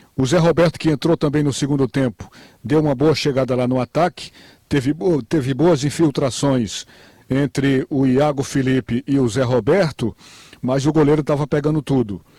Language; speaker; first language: Portuguese; native; Portuguese